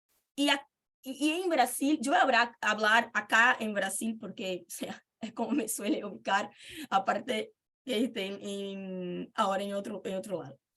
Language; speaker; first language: Spanish; non-native, fluent; Portuguese